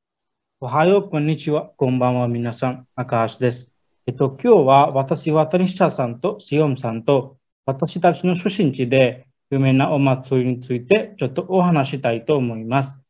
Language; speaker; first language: Japanese; non-native, learner; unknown